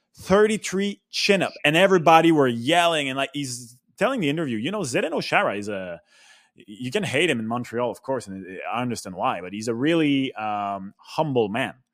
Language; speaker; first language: English; non-native, local second language; French